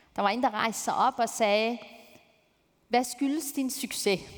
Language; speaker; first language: Danish; early bilingual, other home language; Turkish